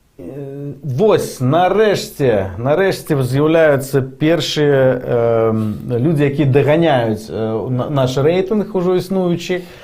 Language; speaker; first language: Belarusian; non-native, local second language; Russian